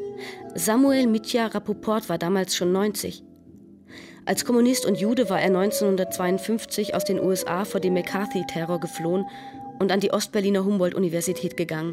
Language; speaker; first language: German; native; German